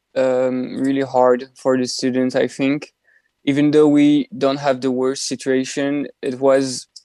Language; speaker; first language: English; non-native, fluent; French